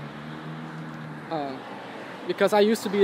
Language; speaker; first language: English; non-native, fluent; Dutch